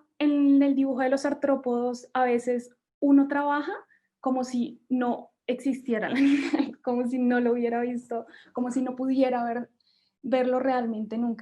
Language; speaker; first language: Spanish; native; Spanish